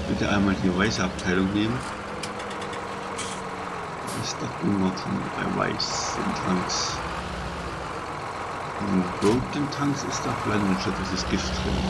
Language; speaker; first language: German; native; German